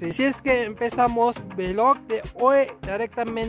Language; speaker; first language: Spanish; non-native, learner; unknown